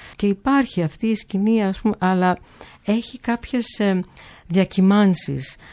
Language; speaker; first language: Greek; early bilingual, heritage; Greek